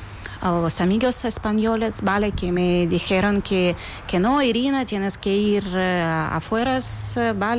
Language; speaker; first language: Spanish; non-native, fluent; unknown